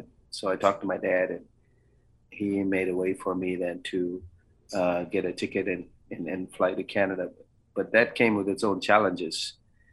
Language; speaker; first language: English; non-native, local second language; Kannada